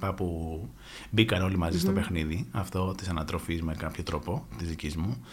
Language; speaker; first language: Greek; native; Greek